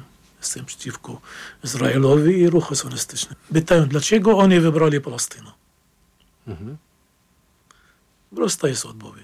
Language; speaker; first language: Polish; non-native, fluent; Arabic